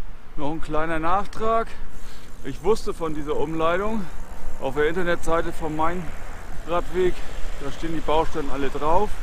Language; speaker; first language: German; native; German